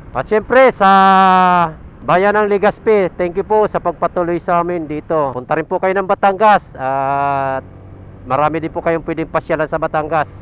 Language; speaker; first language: Filipino; native; Filipino